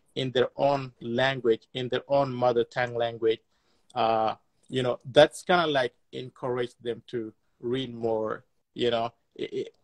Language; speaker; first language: English; non-native, fluent; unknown